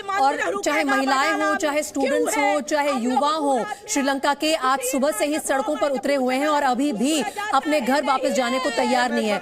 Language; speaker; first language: Hindi; native; Hindi